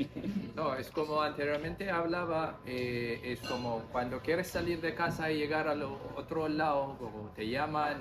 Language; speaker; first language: Spanish; non-native, fluent; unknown